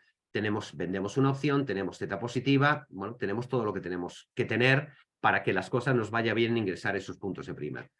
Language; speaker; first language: Spanish; native; Spanish